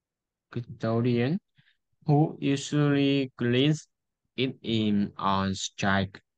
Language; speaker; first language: English; non-native, learner; Vietnamese